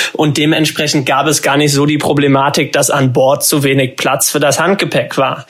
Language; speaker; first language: German; native; German